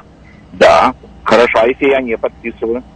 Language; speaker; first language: Russian; native; Russian